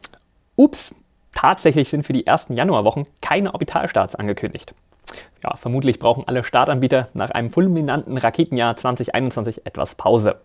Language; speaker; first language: German; native; German